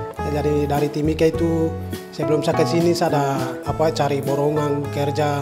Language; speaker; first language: Indonesian; non-native, local second language; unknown